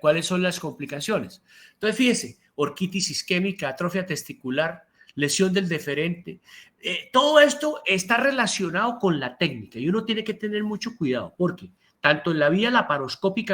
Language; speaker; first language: Spanish; native; Spanish